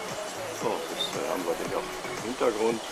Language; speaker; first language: German; native; German